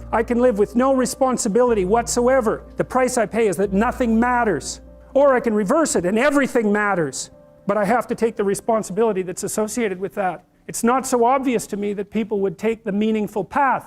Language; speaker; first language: English; native; English